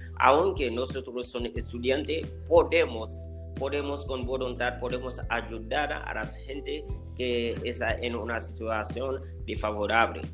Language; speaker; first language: Spanish; non-native, learner; Haitian Creole